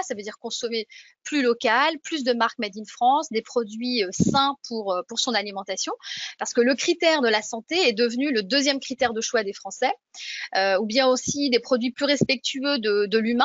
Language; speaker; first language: French; native; French